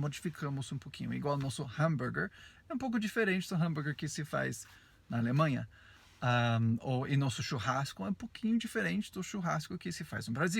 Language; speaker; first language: Portuguese; non-native, fluent; English